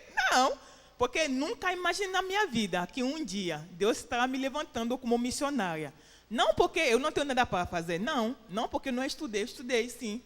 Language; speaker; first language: Portuguese; non-native, fluent; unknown